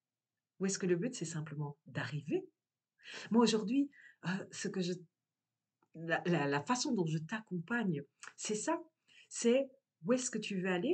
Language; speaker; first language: French; native; French